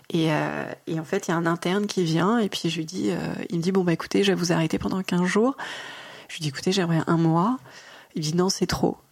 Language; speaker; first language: French; native; French